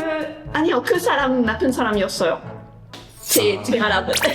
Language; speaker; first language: Korean; non-native, learner; French